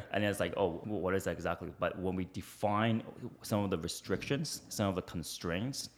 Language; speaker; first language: English; early bilingual, other home language; Chinese